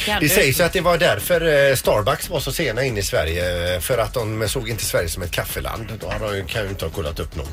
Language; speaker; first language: Swedish; native; Swedish